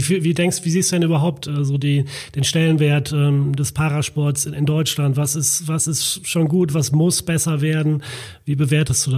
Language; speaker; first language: German; native; German